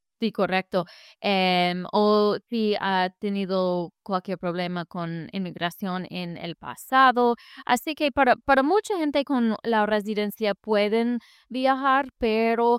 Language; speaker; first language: Spanish; non-native, fluent; English